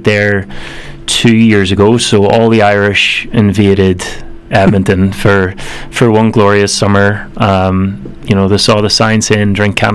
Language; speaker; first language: English; native; English